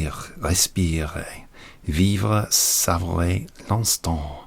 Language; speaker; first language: French; non-native, learner; English